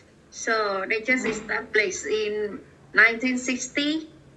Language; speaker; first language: English; non-native, learner; Vietnamese